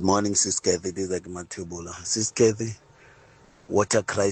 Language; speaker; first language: English; non-native, local second language; Tsonga